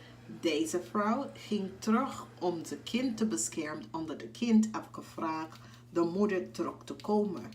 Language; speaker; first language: Dutch; non-native, fluent; English